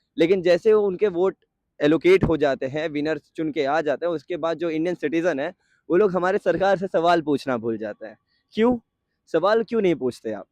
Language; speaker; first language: Hindi; native; Hindi